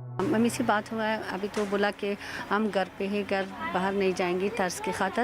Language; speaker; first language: Hindi; non-native, learner; Persian